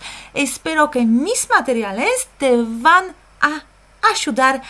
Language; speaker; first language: Spanish; non-native, fluent; Polish